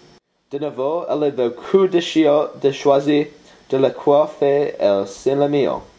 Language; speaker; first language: French; non-native, learner; English